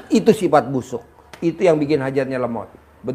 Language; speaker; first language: Indonesian; native; Indonesian